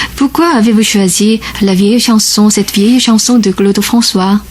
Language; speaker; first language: French; non-native, fluent; Korean